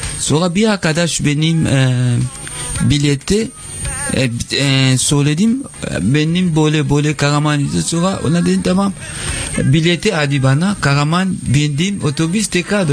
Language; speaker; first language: Turkish; non-native, learner; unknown